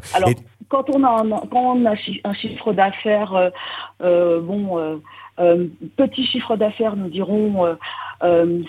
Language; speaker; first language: French; native; French